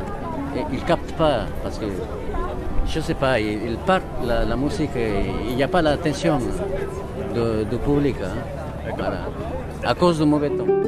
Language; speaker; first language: French; non-native, fluent; Spanish